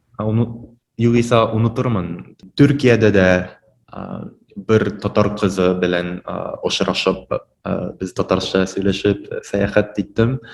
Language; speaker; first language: Tatar; non-native, learner; Japanese